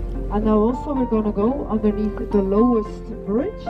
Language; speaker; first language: English; non-native, fluent; Dutch